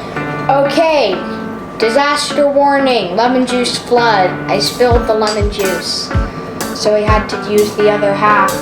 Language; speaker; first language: English; native; English